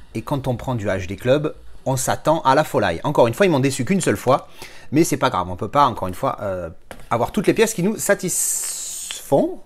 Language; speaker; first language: French; native; French